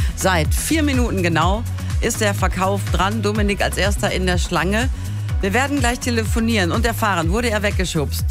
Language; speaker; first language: German; native; German